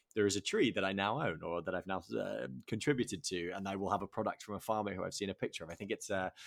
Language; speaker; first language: English; native; English